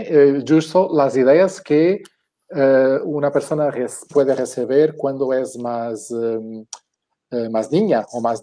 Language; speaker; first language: Spanish; non-native, fluent; Portuguese